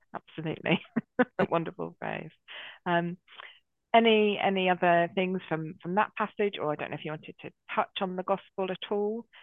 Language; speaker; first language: English; native; English